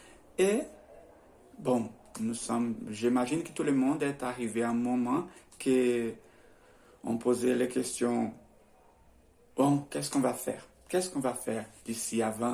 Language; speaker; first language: French; non-native, learner; Portuguese